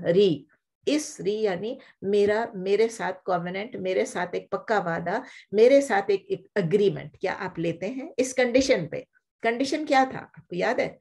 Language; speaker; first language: Urdu; native; Urdu